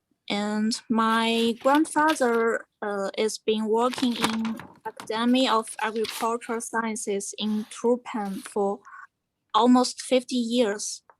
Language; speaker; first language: English; non-native, fluent; Chinese